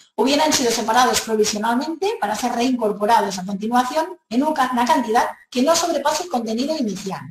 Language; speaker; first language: Spanish; non-native, local second language; Catalan